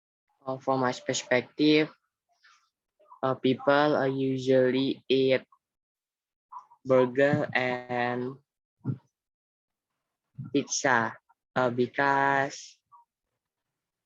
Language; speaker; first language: English; non-native, learner; Indonesian